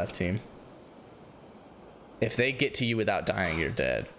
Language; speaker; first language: English; native; English